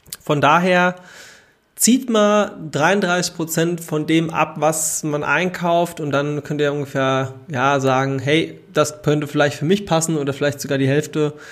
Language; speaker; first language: German; native; German